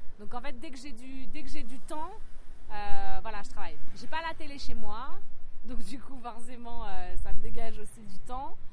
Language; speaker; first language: French; native; French